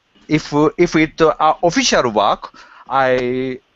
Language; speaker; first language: English; non-native, learner; Japanese